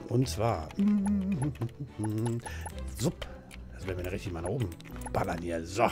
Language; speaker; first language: German; native; German